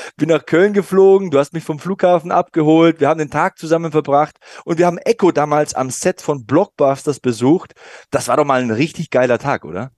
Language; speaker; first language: German; native; German